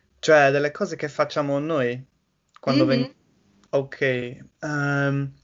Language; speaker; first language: Italian; non-native, learner; English